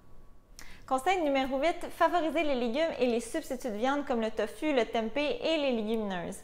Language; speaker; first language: French; native; French